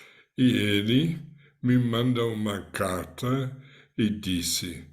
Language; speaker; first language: Portuguese; non-native, fluent; German